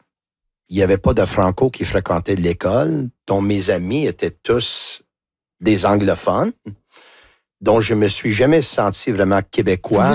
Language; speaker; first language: French; non-native, local second language; Italian